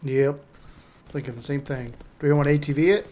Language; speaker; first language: English; native; English